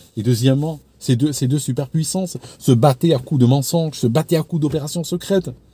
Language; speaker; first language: French; non-native, local second language; Arabic